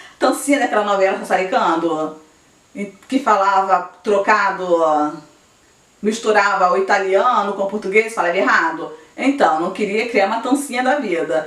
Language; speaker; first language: Portuguese; native; Portuguese